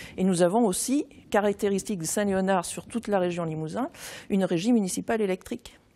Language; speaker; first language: French; native; French